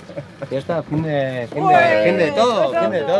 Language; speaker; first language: Spanish; native; Spanish